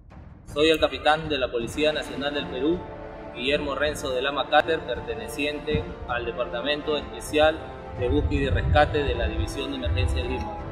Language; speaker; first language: Spanish; native; Spanish